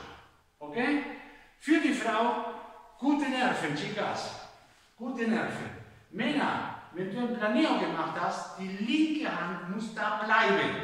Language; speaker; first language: German; non-native, fluent; Spanish